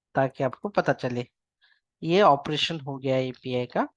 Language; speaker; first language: Hindi; non-native, local second language; Marathi